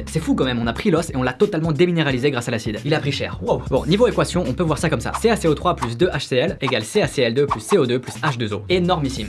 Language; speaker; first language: French; native; French